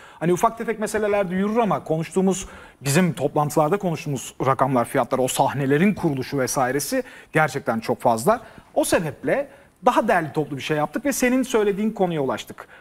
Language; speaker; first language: Turkish; native; Turkish